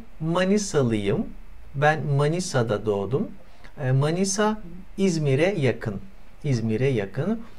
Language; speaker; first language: Turkish; native; Turkish